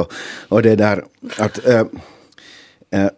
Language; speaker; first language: Swedish; non-native, local second language; Finnish